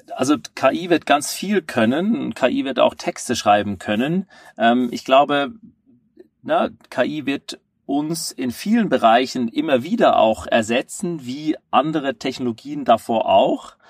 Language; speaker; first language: German; native; German